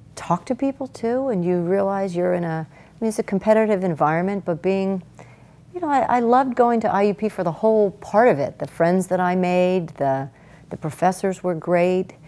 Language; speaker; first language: English; native; English